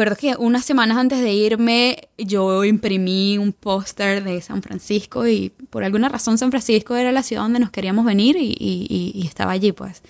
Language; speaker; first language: Spanish; native; Spanish